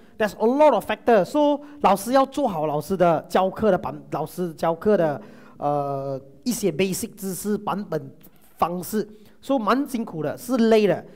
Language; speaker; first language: Chinese; non-native, local second language; Tamil